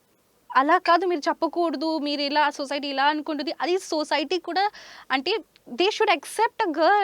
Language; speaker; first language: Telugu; non-native, learner; Hindi